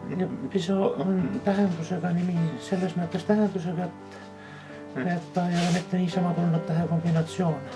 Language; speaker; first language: Estonian; native; Estonian